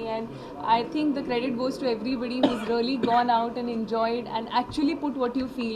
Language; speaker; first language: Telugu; non-native, learner; Hindi